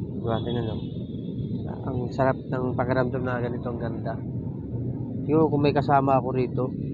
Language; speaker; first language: Filipino; non-native, local second language; Waray